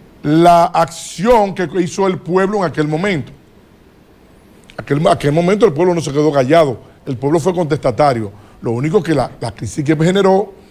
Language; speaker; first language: Spanish; native; Spanish